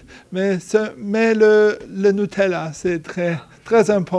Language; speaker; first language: French; non-native, learner; German